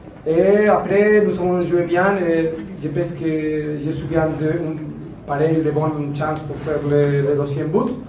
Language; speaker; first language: French; non-native, learner; Spanish